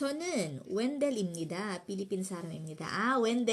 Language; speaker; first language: Korean; non-native, fluent; Filipino